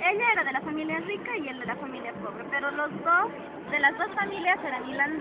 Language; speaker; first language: Spanish; native; Spanish